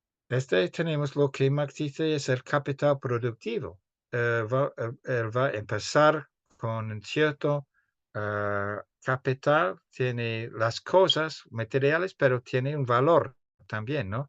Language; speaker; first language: Spanish; non-native, fluent; English